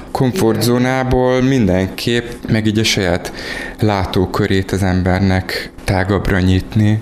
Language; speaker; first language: Hungarian; early bilingual, heritage; Hungarian